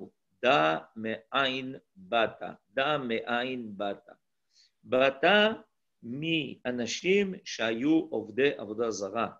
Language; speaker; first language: Hebrew; non-native, fluent; French